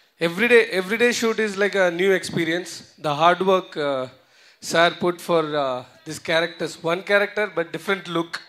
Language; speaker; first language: Telugu; non-native, fluent; Tamil